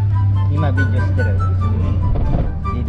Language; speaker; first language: Japanese; non-native, learner; Filipino